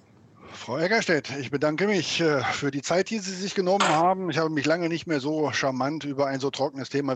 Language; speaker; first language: German; native; German